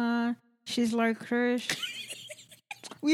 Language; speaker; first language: English; non-native, local second language; Yoruba